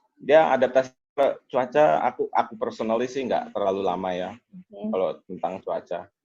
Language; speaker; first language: Indonesian; native; Indonesian